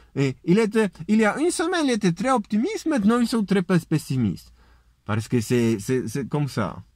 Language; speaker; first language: French; non-native, learner; Polish